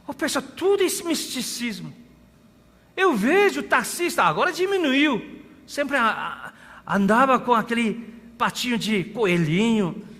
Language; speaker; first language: Portuguese; non-native, fluent; Korean